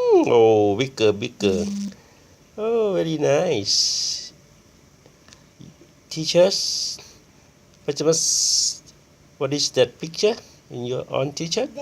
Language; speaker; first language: English; non-native, learner; Thai